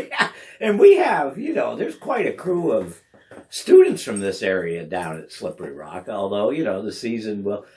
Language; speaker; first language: English; native; English